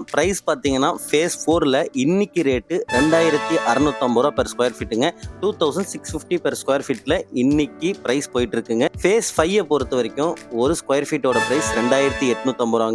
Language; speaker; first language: Tamil; native; Tamil